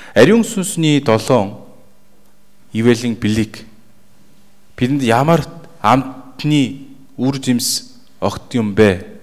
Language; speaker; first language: Mongolian; native; Mongolian